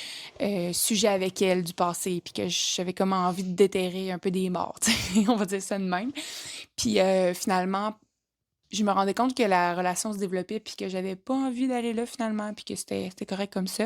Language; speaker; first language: French; native; French